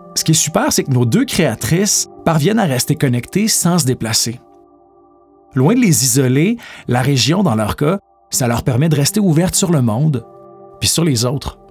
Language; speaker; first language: French; native; French